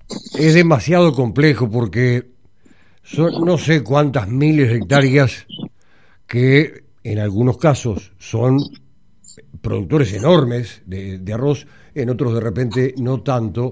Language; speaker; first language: Spanish; native; Spanish